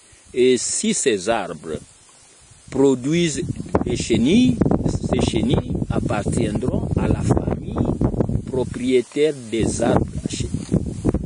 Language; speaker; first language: French; non-native, local second language; Kongo